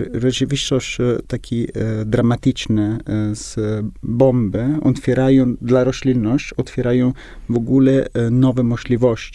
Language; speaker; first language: Polish; non-native, learner; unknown